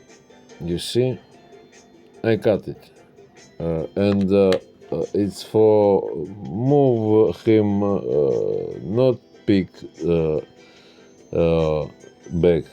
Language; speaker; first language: English; non-native, learner; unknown